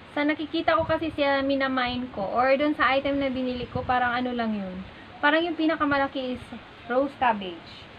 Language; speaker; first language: Filipino; non-native, local second language; Cebuano